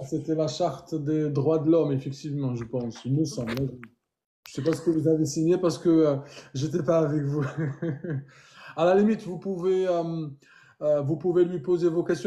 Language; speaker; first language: French; native; French